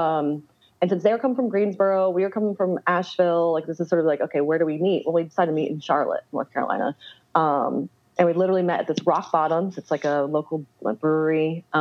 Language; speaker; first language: English; native; English